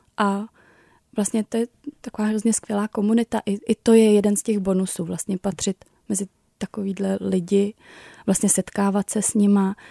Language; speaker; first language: Czech; native; Czech